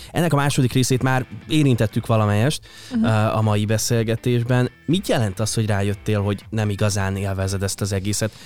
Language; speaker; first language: Hungarian; native; Hungarian